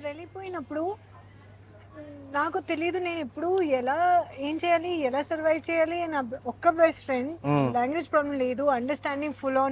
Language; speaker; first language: Telugu; non-native, learner; Hindi